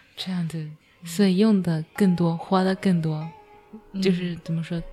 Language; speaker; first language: Chinese; non-native, learner; Japanese